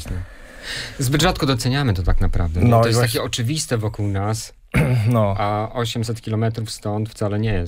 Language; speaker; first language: Polish; native; Polish